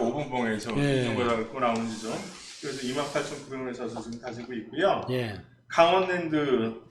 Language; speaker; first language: Korean; native; Korean